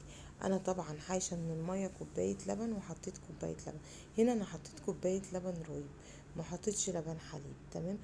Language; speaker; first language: Arabic; native; Arabic